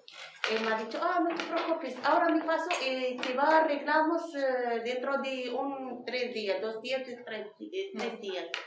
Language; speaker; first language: Spanish; non-native, learner; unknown